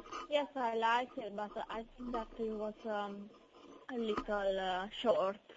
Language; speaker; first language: English; non-native, learner; Italian